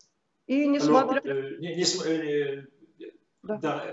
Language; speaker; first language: Russian; native; Russian